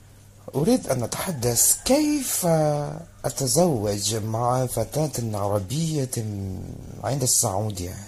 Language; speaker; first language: Arabic; non-native, learner; Indonesian